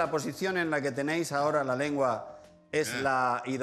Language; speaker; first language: Spanish; native; Spanish